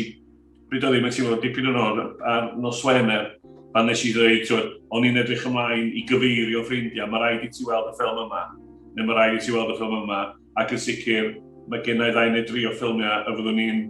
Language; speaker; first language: Welsh; native; Welsh